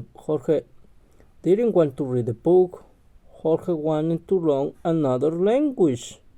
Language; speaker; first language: English; non-native, learner; Spanish